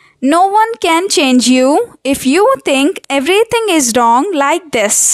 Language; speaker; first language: English; non-native, local second language; Telugu